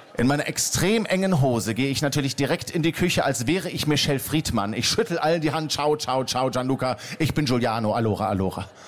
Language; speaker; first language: German; native; German